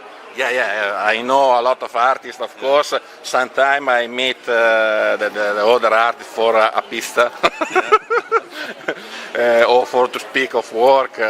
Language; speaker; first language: English; non-native, learner; Italian